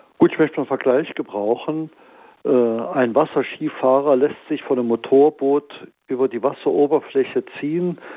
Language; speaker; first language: German; native; German